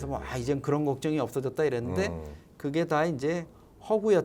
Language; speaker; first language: Korean; native; Korean